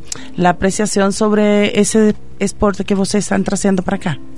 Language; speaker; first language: Portuguese; non-native, fluent; Spanish